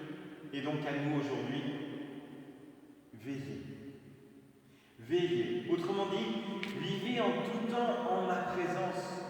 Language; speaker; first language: French; native; French